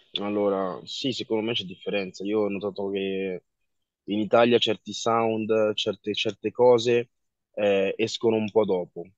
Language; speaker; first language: Italian; early bilingual, other home language; French